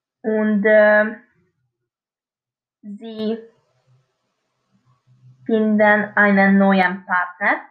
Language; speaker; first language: German; non-native, learner; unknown